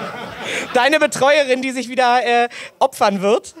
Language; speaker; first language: German; native; German